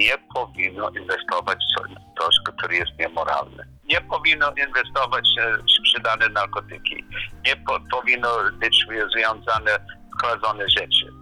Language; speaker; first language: Polish; non-native, learner; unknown